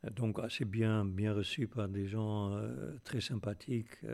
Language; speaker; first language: French; non-native, fluent; Afrikaans